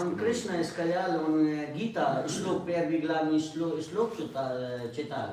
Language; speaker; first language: Russian; non-native, learner; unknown